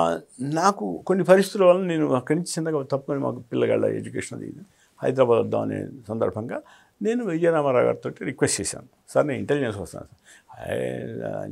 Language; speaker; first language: Telugu; native; Telugu